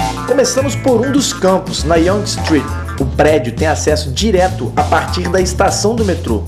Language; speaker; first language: Portuguese; native; Portuguese